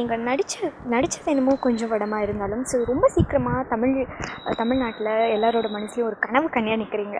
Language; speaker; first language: Tamil; native; Tamil